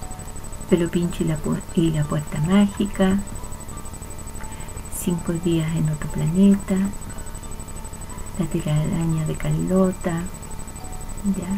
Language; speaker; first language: Spanish; native; Spanish